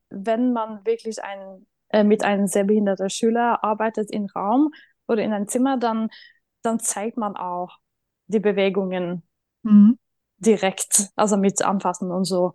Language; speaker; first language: German; non-native, fluent; Norwegian